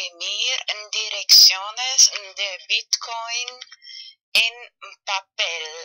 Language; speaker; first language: Spanish; non-native, fluent; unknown